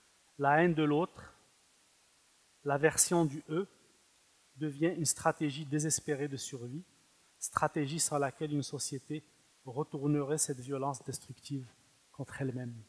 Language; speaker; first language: French; non-native, fluent; Arabic